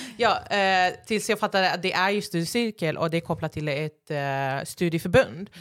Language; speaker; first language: Swedish; early bilingual, other home language; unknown